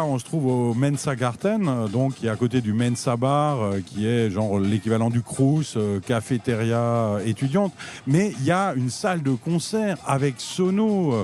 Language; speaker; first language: French; native; French